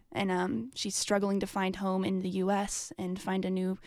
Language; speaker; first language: English; native; English